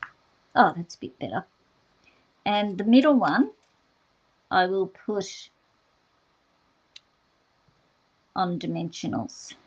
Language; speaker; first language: English; native; English